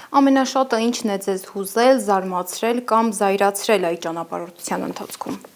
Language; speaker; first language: Armenian; native; Armenian